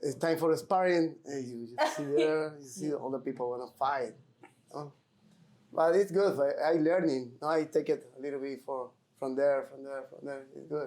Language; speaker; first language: English; non-native, learner; Spanish